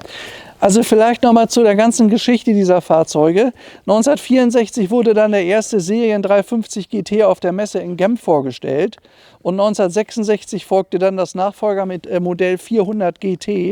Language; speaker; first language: German; native; German